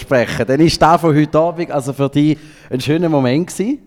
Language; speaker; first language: German; native; German